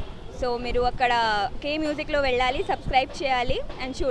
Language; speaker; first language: Telugu; early bilingual, heritage; Telugu